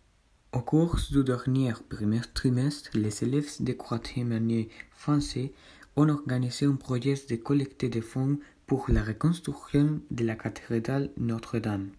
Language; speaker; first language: French; non-native, learner; Spanish